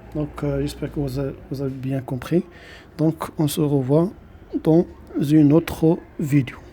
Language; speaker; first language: French; non-native, local second language; Arabic